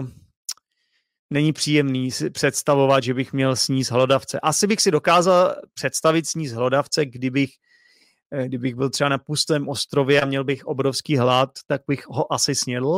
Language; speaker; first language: Czech; native; Czech